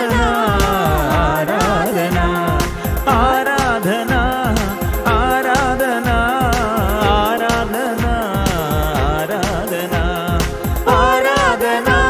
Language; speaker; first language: Hindi; non-native, local second language; Malayalam